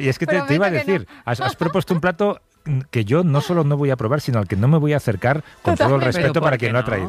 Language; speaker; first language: Spanish; native; Spanish